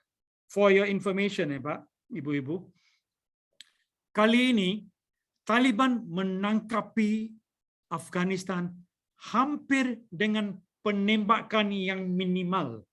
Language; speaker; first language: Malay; non-native, local second language; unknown